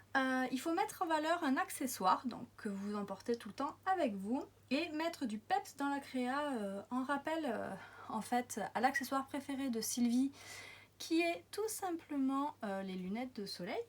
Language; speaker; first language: French; native; French